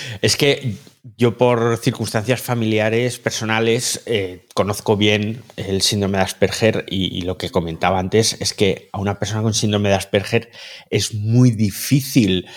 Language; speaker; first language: Spanish; native; Spanish